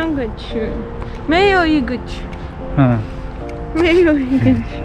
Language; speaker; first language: Chinese; non-native, learner; Armenian